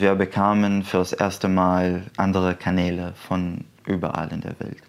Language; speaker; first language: German; non-native, fluent; Arabic